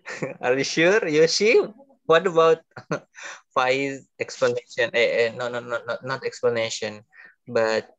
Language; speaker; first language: English; non-native, fluent; Indonesian